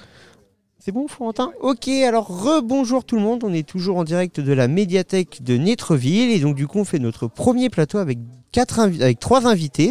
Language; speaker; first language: French; native; French